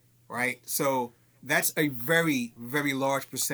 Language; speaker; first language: English; native; English